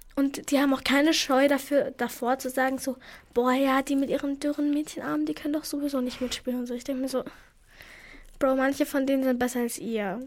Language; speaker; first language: German; early bilingual, other home language; Persian